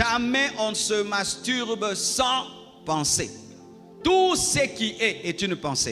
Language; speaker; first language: French; non-native, local second language; Lingala